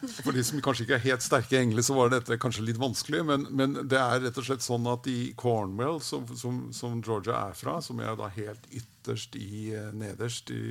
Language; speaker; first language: Norwegian; native; Norwegian